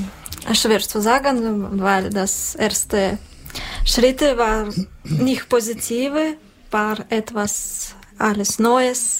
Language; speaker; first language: German; non-native, learner; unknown